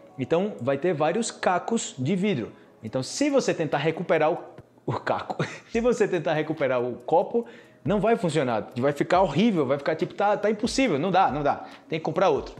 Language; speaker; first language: Portuguese; native; Portuguese